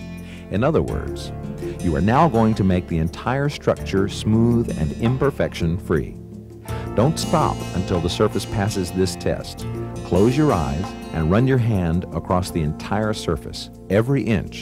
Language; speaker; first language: English; native; English